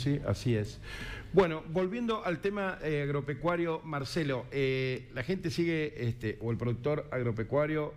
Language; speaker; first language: Spanish; native; Spanish